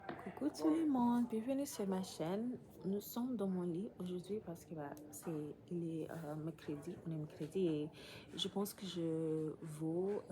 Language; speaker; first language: French; non-native, learner; English